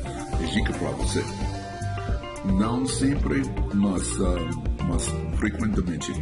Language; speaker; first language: Portuguese; non-native, learner; English